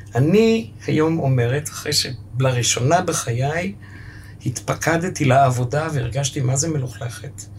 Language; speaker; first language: Hebrew; early bilingual, other home language; German